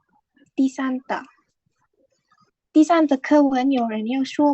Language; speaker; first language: Chinese; non-native, fluent; Indonesian